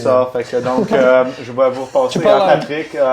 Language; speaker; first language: French; native; French